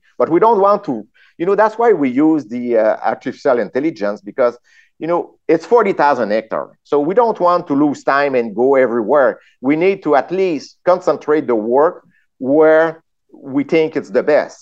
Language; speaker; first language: English; non-native, fluent; French